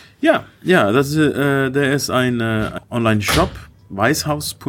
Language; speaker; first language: German; non-native, learner; Dutch